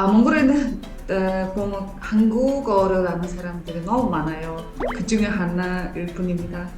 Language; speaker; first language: Korean; non-native, fluent; Mongolian